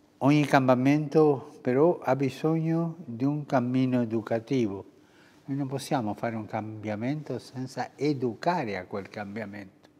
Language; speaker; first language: Italian; early bilingual, heritage; Spanish